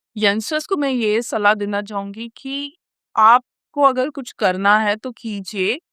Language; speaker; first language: Hindi; non-native, local second language; Malayalam